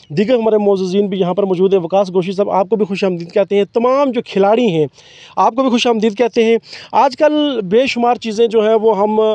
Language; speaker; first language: Urdu; non-native, local second language; Pahari-Potwari